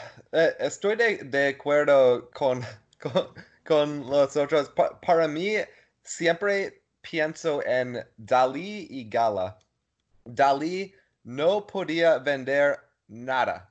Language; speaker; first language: Spanish; non-native, learner; English